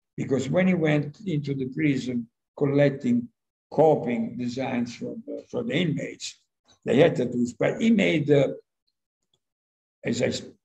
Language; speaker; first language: English; non-native, fluent; Italian